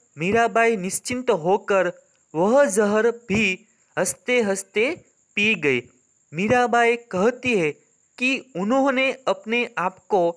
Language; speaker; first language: Hindi; non-native, local second language; Gujarati